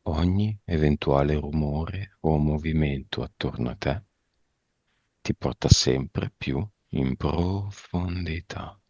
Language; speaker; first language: Italian; native; Italian